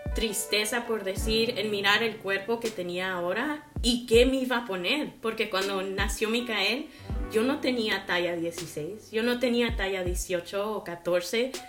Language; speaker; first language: Spanish; early bilingual, heritage; Spanish